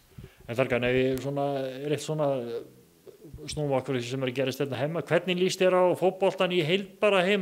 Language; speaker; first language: Icelandic; native; Icelandic